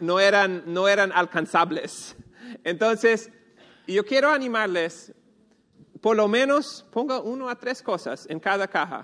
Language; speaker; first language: Spanish; non-native, fluent; English